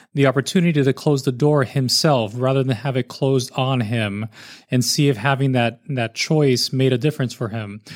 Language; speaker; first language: English; native; English